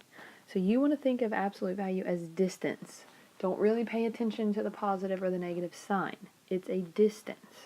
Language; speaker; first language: English; native; English